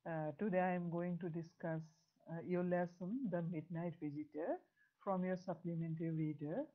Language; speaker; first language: English; non-native, local second language; Assamese